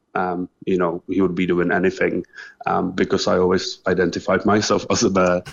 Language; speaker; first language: English; non-native, fluent; Czech